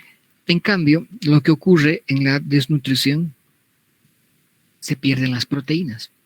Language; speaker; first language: Spanish; native; Spanish